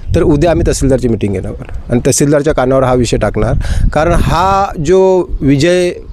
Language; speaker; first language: Marathi; native; Marathi